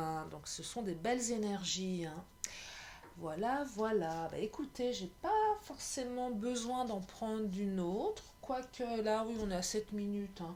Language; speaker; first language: French; native; French